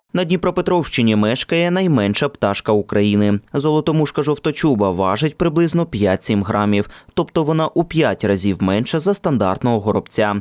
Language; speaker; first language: Ukrainian; native; Ukrainian